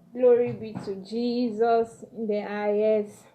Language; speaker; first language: English; non-native, local second language; Yoruba